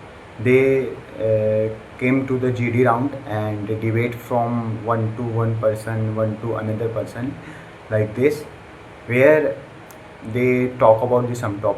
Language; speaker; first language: English; non-native, learner; Hindi